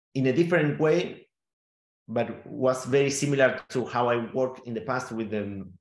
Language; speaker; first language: English; non-native, fluent; Spanish